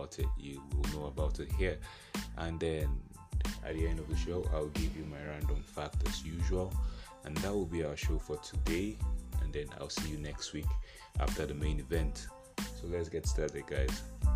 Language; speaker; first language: English; non-native, local second language; Yoruba